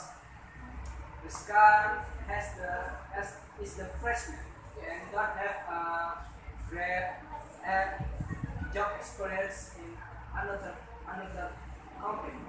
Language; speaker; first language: English; non-native, learner; Indonesian